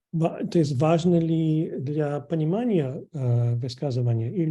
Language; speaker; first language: Russian; non-native, fluent; English